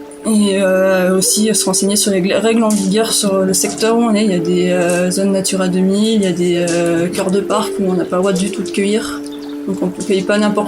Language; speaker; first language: French; native; French